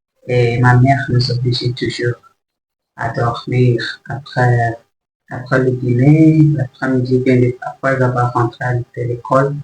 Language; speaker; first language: French; non-native, learner; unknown